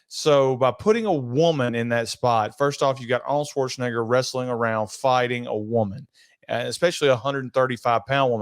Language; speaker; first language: English; native; English